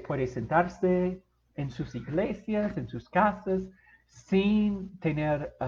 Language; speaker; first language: Spanish; non-native, fluent; English